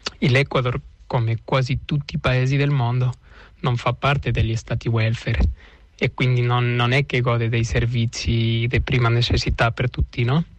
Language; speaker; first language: Italian; non-native, fluent; Spanish